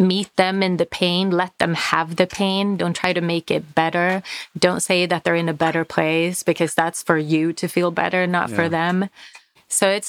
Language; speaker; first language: English; non-native, fluent; Finnish